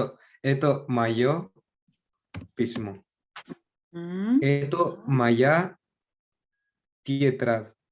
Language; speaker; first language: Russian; non-native, learner; Spanish